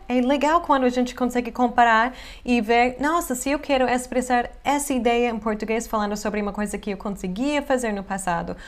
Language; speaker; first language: Portuguese; non-native, fluent; English